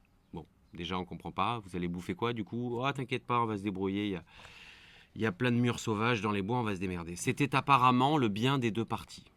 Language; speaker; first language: French; native; French